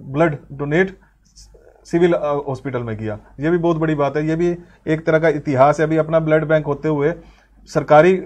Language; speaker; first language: Hindi; native; Hindi